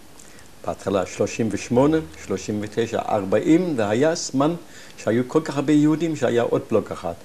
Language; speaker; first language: Hebrew; non-native, fluent; German